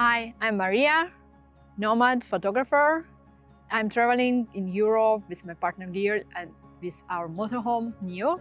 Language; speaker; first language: English; non-native, fluent; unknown